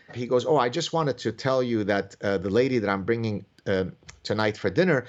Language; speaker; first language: English; early bilingual, other home language; Arabic